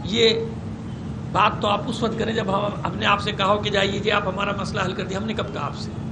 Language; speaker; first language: Urdu; native; Urdu